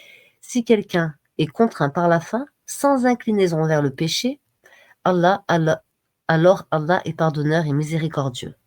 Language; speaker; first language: French; native; French